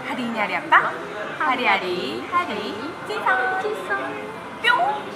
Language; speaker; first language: Indonesian; non-native, fluent; Korean